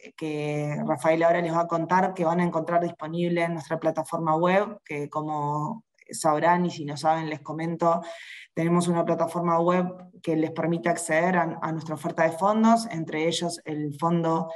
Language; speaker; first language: Spanish; native; Spanish